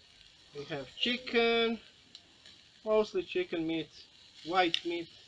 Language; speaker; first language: English; non-native, learner; Croatian